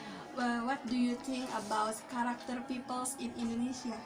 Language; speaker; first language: English; non-native, learner; Indonesian